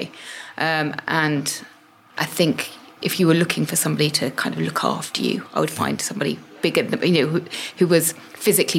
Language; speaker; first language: English; native; English